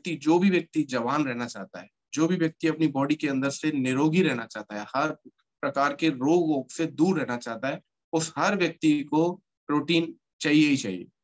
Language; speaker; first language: Hindi; native; Hindi